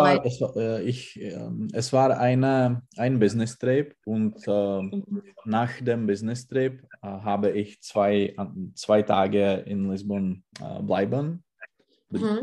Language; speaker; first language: German; non-native, learner; Czech